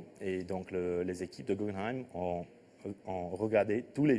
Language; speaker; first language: French; non-native, fluent; English